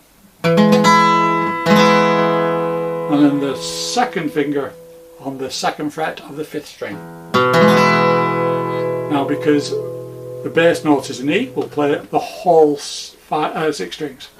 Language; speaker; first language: English; native; English